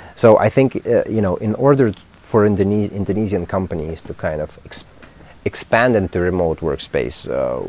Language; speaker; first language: English; native; English